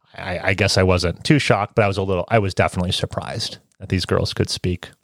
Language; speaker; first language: English; early bilingual, other home language; Romanian